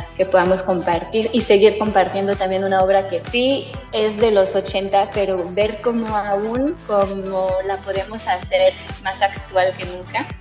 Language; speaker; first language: Spanish; non-native, fluent; French